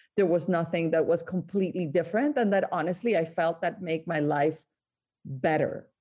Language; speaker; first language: English; non-native, fluent; Spanish